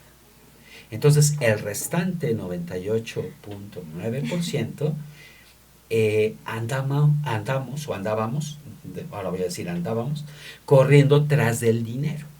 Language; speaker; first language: Spanish; native; Spanish